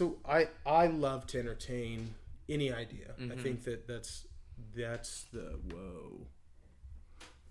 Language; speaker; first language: English; native; English